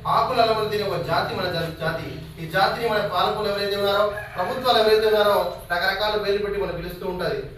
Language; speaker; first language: Telugu; native; Telugu